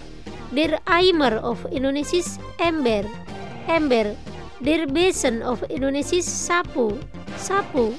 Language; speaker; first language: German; non-native, fluent; Indonesian